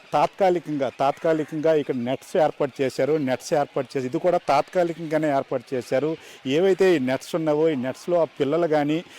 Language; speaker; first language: Telugu; native; Telugu